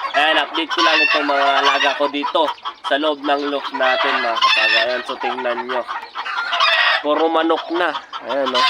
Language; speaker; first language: Filipino; native; Filipino